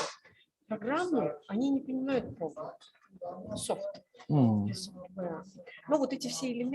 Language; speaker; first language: Russian; native; Russian